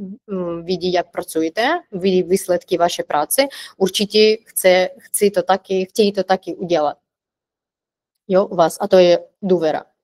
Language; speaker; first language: Czech; non-native, fluent; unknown